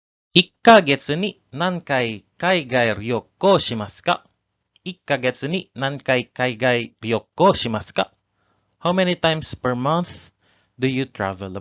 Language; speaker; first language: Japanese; non-native, learner; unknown